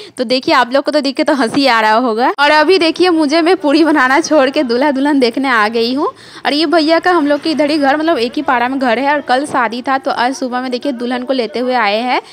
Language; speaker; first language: Hindi; non-native, local second language; Bangla